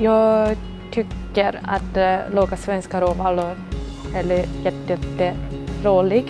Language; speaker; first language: Swedish; non-native, learner; Japanese